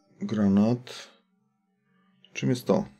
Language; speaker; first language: Polish; native; Polish